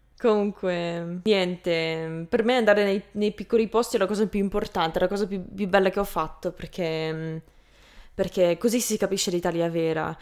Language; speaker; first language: Italian; non-native, fluent; English